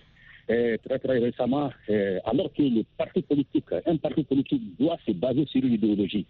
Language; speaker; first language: French; non-native, local second language; Bambara